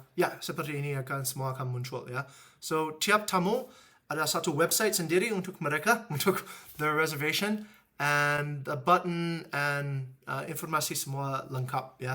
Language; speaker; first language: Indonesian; non-native, fluent; English